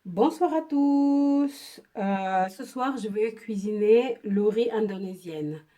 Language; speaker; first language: French; non-native, learner; Indonesian